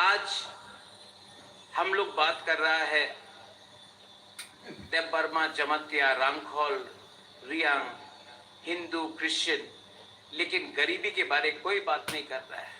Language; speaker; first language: Hindi; non-native, local second language; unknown